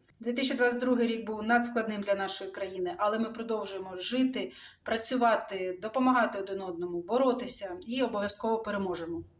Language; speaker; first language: Ukrainian; non-native, local second language; Russian